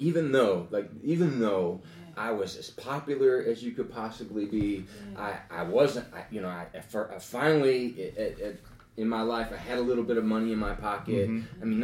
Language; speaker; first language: English; native; English